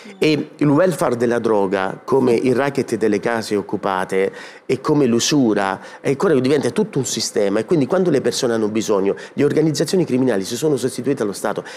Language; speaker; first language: Italian; native; Italian